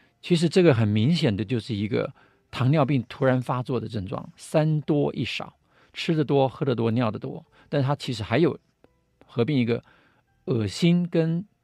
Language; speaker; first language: Chinese; native; Chinese